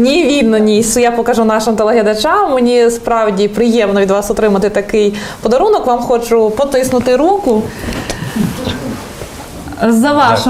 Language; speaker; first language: Ukrainian; native; Ukrainian